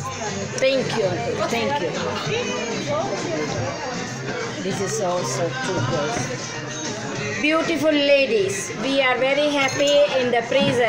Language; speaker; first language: English; non-native, local second language; Filipino